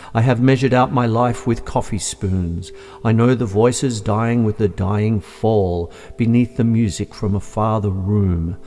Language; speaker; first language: English; native; English